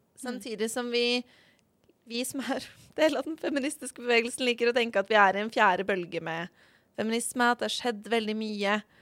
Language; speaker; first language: Norwegian; native; Norwegian